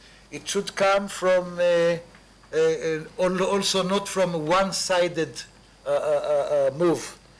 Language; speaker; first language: English; non-native, fluent; Hebrew